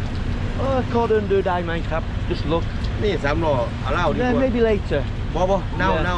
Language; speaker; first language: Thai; non-native, learner; English